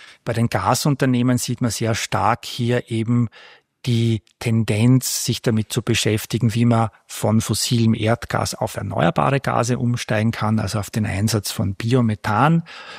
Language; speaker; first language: German; native; German